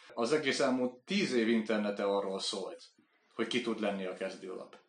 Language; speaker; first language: Hungarian; native; Hungarian